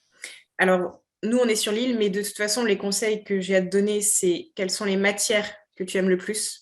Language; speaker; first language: French; native; French